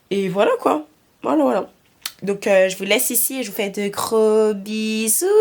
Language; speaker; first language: French; native; French